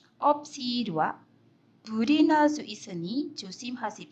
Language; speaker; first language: Korean; non-native, fluent; Indonesian